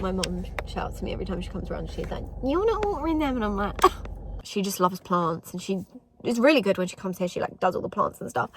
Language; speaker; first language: English; native; English